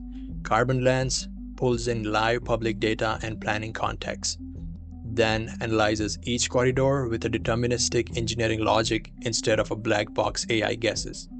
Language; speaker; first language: English; non-native, fluent; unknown